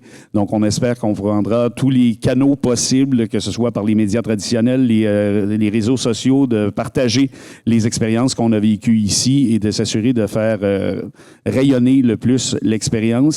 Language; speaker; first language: French; native; French